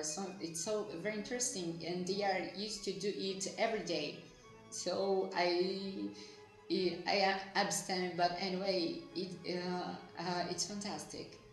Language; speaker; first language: English; non-native, fluent; Portuguese